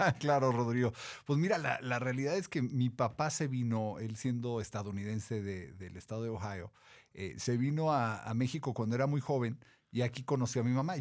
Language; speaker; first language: Spanish; native; Spanish